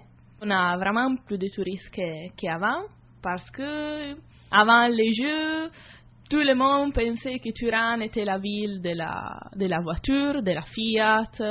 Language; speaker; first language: French; non-native, learner; Italian